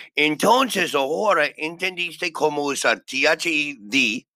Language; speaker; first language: Spanish; non-native, learner; English